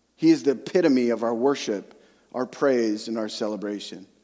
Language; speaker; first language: English; native; English